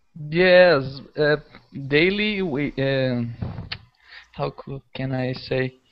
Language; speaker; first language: English; non-native, fluent; Portuguese